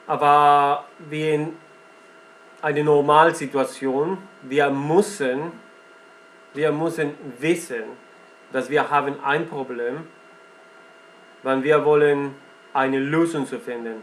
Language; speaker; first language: German; non-native, learner; Spanish